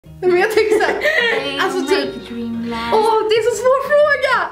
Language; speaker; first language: Swedish; native; Swedish